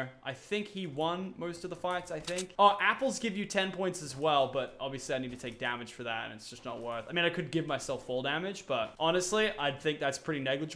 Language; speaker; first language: English; native; English